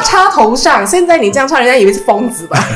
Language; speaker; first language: Chinese; native; Chinese